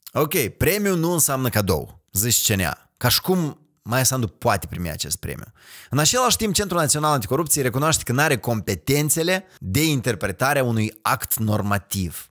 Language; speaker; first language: Romanian; native; Romanian